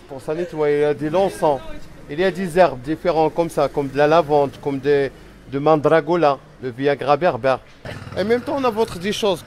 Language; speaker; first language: French; non-native, learner; Arabic